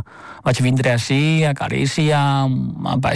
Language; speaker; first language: Catalan; non-native, fluent; Chinese